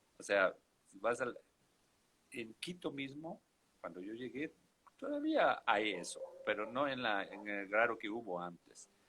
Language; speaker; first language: Spanish; non-native, fluent; German